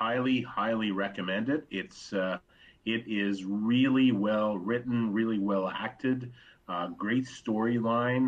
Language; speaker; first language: English; native; English